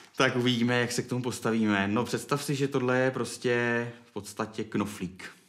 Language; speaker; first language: Czech; native; Czech